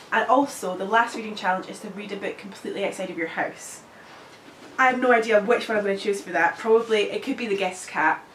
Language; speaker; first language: English; native; English